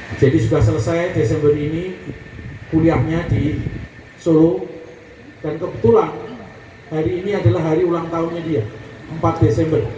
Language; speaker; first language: Indonesian; native; Indonesian